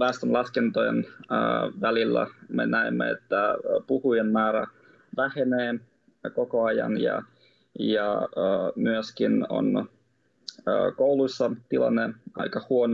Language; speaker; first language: Finnish; non-native, fluent; Russian